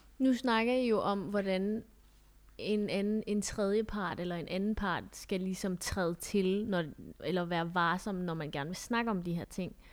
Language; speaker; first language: Danish; early bilingual, other home language; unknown